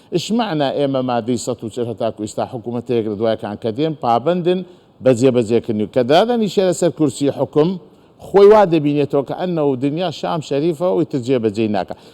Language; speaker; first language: Central Kurdish; non-native, local second language; Azerbaijani